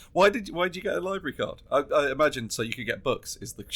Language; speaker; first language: English; native; English